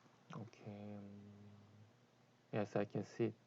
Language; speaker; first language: English; non-native, learner; Korean